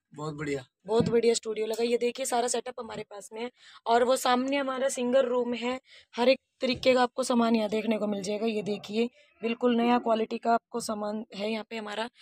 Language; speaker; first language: Hindi; native; Hindi